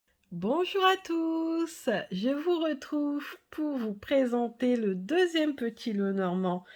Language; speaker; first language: French; native; French